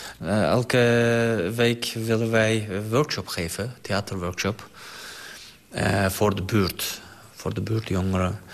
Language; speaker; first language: Dutch; non-native, learner; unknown